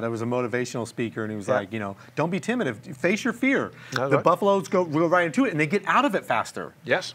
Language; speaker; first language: English; native; English